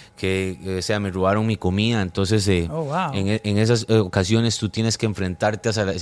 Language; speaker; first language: Spanish; non-native, fluent; French